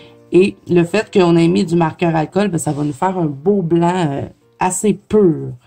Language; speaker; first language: French; native; French